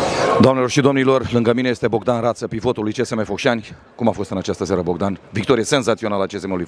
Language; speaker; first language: Romanian; native; Romanian